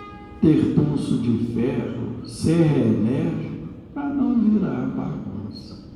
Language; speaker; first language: Portuguese; native; Portuguese